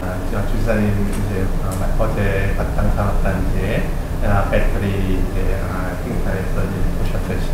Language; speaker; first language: Indonesian; non-native, learner; Korean